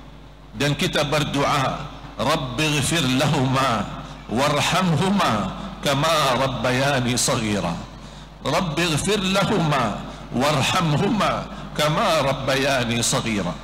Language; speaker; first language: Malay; non-native, fluent; Arabic